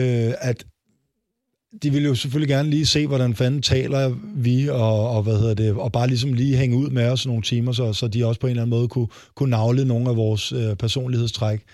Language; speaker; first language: Danish; native; Danish